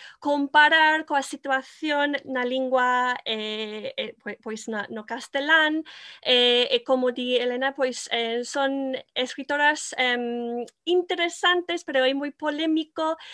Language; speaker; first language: Galician; non-native, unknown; English